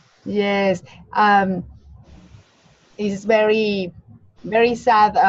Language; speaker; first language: English; non-native, learner; Spanish